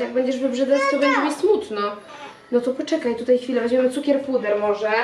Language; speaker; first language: Polish; native; Polish